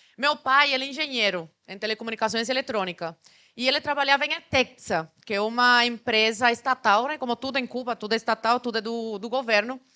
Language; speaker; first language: Portuguese; early bilingual, other home language; Spanish